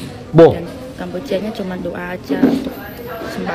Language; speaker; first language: Indonesian; non-native, learner; Khmer